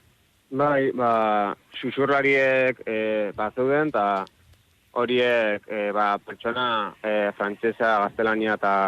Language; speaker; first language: Basque; non-native, local second language; Spanish